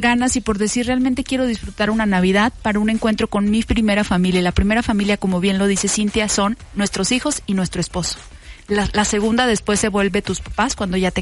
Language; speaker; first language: Spanish; native; Spanish